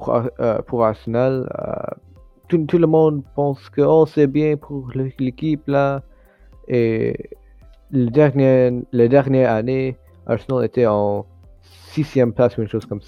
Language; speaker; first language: French; non-native, learner; English